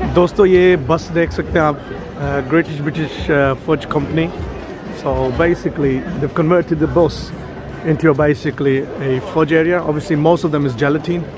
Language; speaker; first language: Hindi; early bilingual, heritage; Hindi